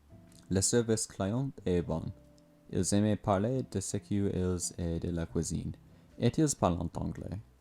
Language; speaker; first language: French; non-native, learner; English